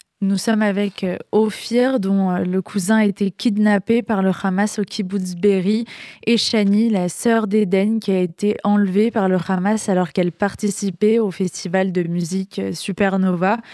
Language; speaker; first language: French; native; French